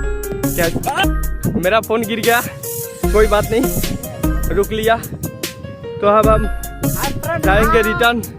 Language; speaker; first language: Hindi; non-native, local second language; Bangla